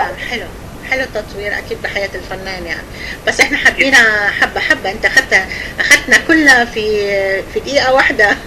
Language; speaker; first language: Arabic; native; Arabic